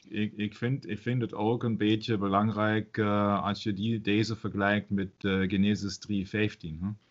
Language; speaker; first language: Dutch; non-native, learner; German